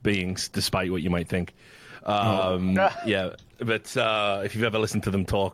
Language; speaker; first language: English; native; English